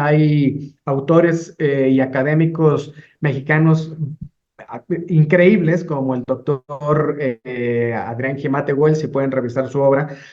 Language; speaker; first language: Spanish; native; Spanish